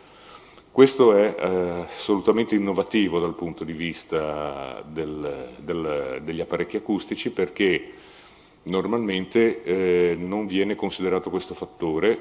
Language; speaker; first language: Italian; native; Italian